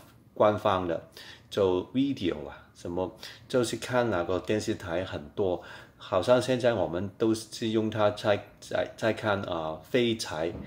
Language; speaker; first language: Chinese; non-native, fluent; Cantonese